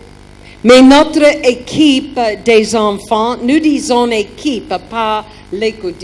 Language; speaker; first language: French; non-native, learner; German